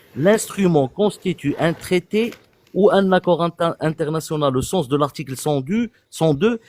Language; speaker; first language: French; non-native, local second language; Arabic